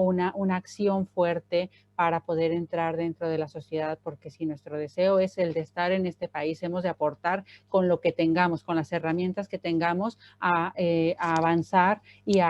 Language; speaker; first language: Spanish; native; Spanish